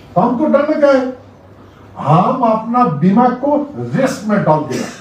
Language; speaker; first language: Hindi; non-native, local second language; Rangpuri